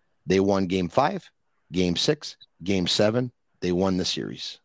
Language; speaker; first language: English; native; English